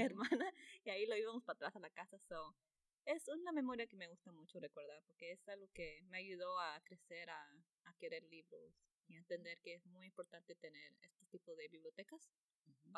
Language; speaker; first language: Spanish; early bilingual, heritage; Spanish